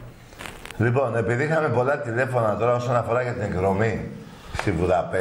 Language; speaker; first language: Greek; native; Greek